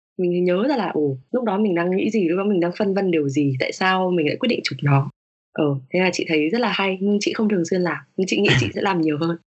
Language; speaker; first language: Vietnamese; native; Vietnamese